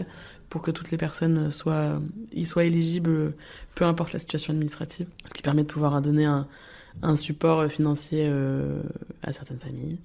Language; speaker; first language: French; native; French